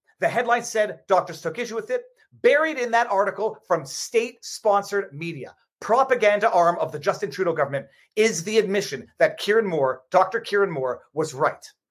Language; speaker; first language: English; native; English